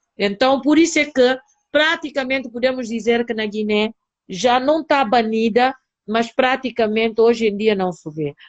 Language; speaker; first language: Portuguese; non-native, local second language; Upper Guinea Crioulo